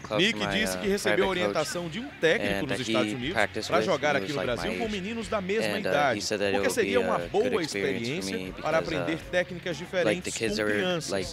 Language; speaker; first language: Portuguese; native; Portuguese